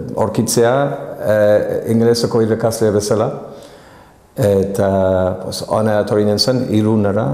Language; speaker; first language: Basque; non-native, fluent; English